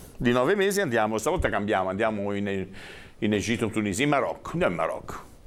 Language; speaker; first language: Italian; native; Italian